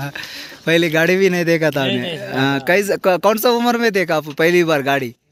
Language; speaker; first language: Hindi; non-native, local second language; Kannada